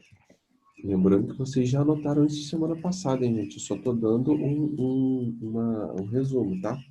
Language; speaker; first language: Portuguese; native; Portuguese